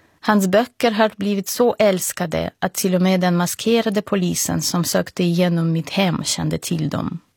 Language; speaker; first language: Swedish; non-native, fluent; Russian